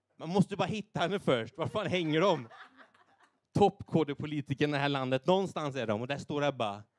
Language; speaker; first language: Swedish; native; Swedish